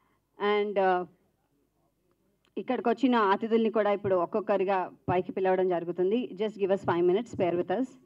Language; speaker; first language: Telugu; native; Telugu